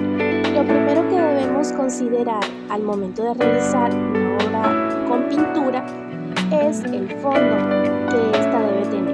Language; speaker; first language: Spanish; native; Spanish